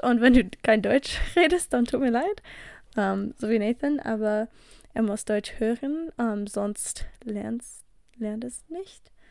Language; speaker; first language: German; non-native, fluent; English